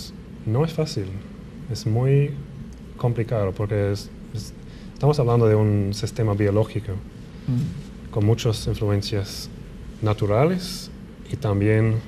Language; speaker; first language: Spanish; non-native, fluent; English